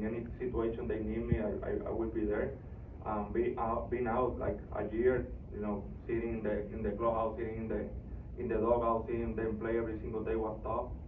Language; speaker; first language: English; non-native, fluent; Spanish